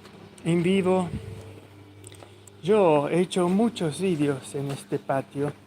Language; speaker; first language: Spanish; non-native, fluent; Italian